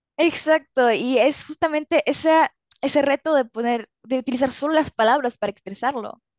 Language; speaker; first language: Spanish; early bilingual, other home language; Italian